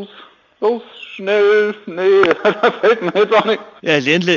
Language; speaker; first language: German; native; German